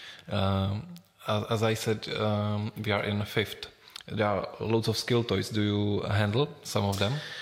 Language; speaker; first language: English; non-native, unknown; Czech